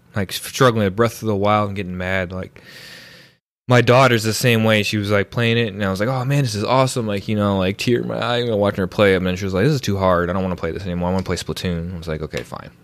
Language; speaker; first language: English; early bilingual, other home language; Filipino